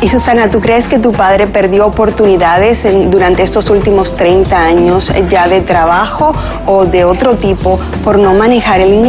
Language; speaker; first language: Spanish; non-native, fluent; Russian